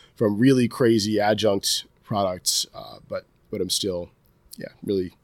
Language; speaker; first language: English; native; English